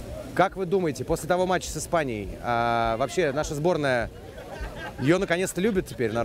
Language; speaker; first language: Russian; native; Russian